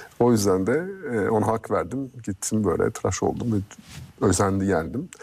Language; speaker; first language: Turkish; early bilingual, heritage; Turkish